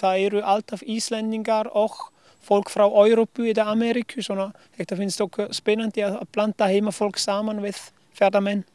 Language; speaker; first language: Icelandic; non-native, learner; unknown